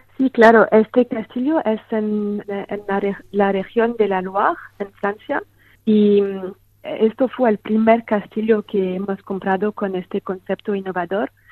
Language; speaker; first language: Spanish; non-native, fluent; French